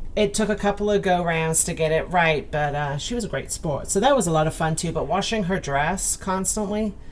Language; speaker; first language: English; native; English